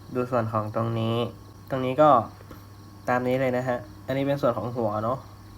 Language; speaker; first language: Thai; native; Thai